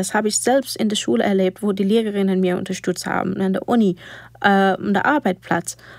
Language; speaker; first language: German; non-native, fluent; Persian